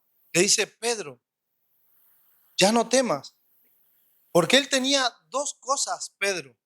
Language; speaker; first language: Spanish; native; Spanish